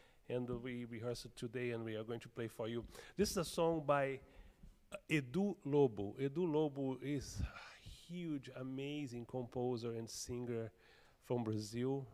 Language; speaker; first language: English; non-native, fluent; Portuguese